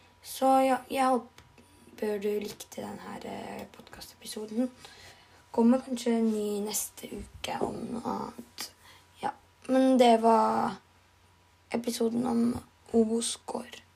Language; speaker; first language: Norwegian; non-native, learner; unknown